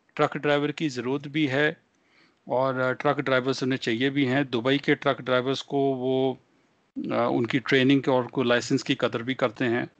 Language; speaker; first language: Hindi; non-native, local second language; Punjabi